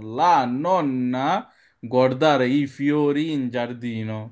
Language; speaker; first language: Italian; non-native, learner; Bangla